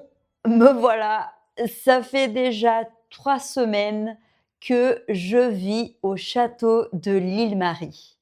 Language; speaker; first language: French; non-native, fluent; Portuguese